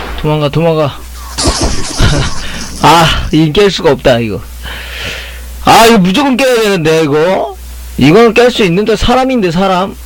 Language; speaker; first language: Korean; native; Korean